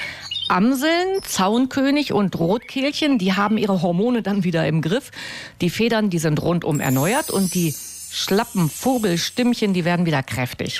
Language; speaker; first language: German; native; German